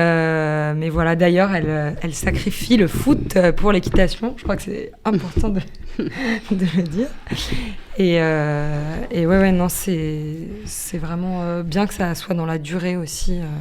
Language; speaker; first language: French; native; French